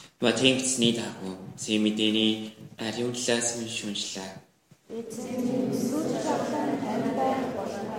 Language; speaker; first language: Mongolian; non-native, learner; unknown